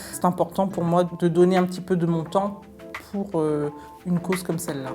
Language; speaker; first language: French; native; French